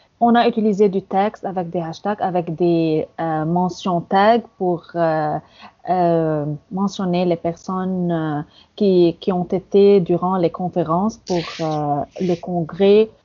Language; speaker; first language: French; non-native, fluent; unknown